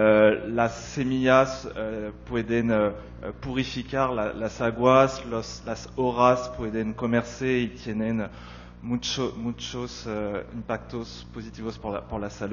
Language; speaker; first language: Spanish; non-native, fluent; French